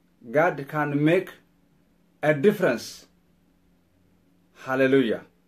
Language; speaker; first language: English; non-native, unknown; Amharic